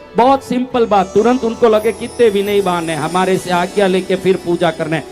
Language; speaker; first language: Hindi; non-native, local second language; Marwari